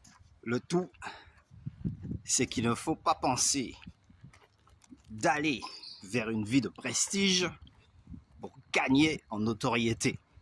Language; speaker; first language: French; native; French